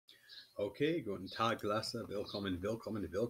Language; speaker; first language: German; non-native, fluent; English